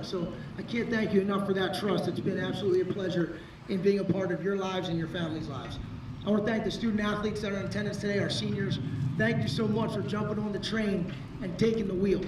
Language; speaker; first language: English; native; English